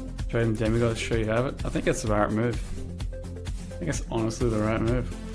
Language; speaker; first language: English; early bilingual, other home language; Russian